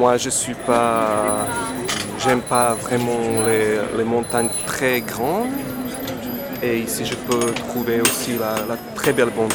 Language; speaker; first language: French; non-native, fluent; Slovak